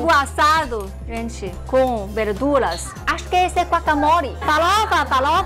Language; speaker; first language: Portuguese; non-native, fluent; Chinese